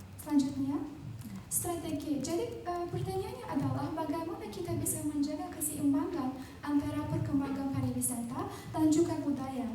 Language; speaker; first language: Indonesian; non-native, fluent; Azerbaijani